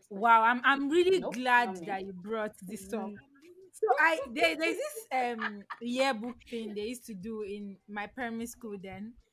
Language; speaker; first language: English; non-native, local second language; Yoruba